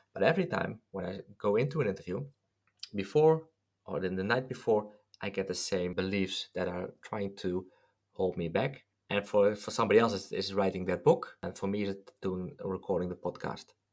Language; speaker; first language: English; non-native, fluent; Dutch